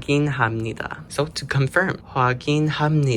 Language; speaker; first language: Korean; non-native, learner; English